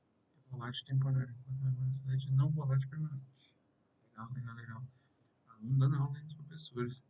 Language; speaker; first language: Portuguese; native; Portuguese